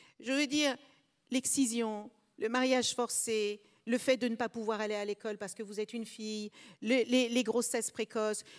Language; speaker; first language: French; early bilingual, other home language; Kabuverdianu